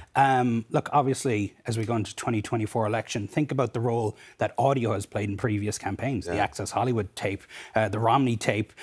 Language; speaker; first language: English; native; English